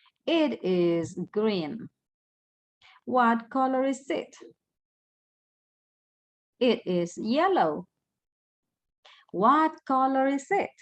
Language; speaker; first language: English; non-native, fluent; Spanish